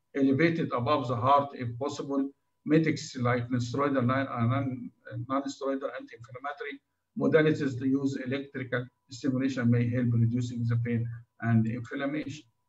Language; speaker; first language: English; non-native, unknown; Arabic